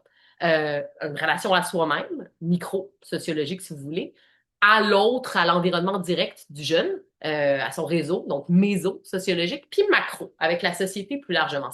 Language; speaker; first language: French; native; French